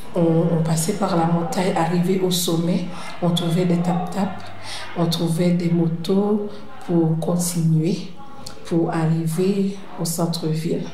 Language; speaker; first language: French; non-native, local second language; Haitian Creole